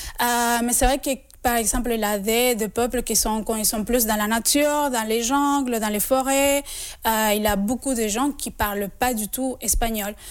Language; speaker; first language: French; non-native, fluent; Spanish